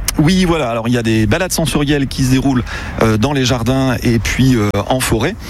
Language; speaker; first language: French; native; French